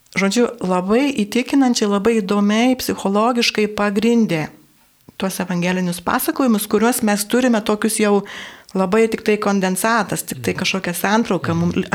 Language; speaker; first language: Lithuanian; native; Lithuanian